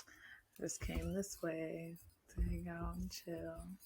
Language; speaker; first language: English; native; English